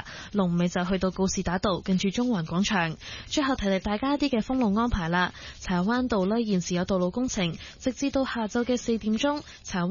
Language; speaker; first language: Cantonese; native; Cantonese